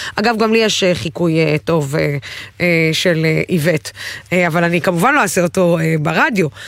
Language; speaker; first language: Hebrew; non-native, local second language; Arabic